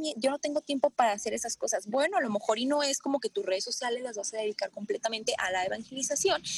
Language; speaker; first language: Spanish; native; Spanish